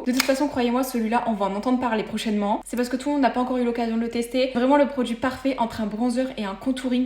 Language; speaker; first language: French; native; French